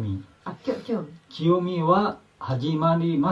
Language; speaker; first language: Japanese; non-native, learner; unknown